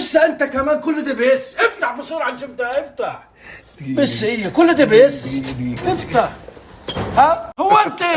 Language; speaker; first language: Arabic; native; Arabic